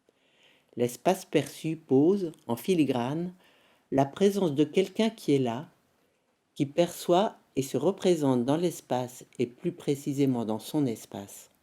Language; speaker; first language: French; native; French